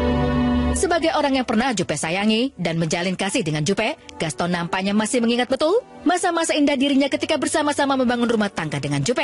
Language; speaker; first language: Indonesian; native; Indonesian